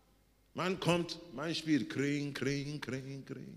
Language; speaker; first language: German; non-native, learner; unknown